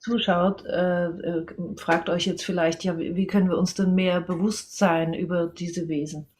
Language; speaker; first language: German; non-native, fluent; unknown